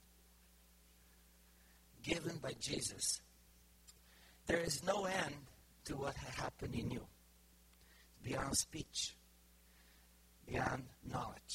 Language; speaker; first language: English; non-native, fluent; Bulgarian